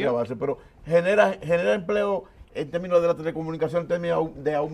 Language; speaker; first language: Spanish; native; Spanish